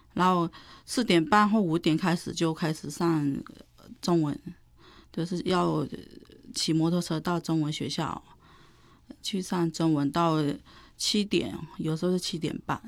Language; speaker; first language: Chinese; non-native, fluent; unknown